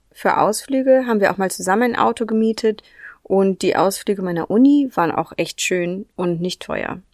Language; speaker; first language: German; native; German